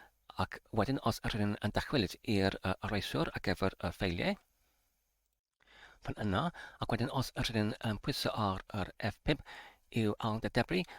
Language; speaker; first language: Welsh; non-native, learner; English